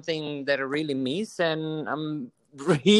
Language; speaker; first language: English; non-native, fluent; Italian